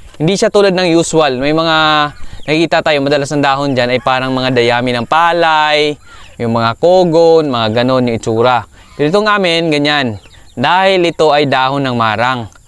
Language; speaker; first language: Filipino; non-native, local second language; Cebuano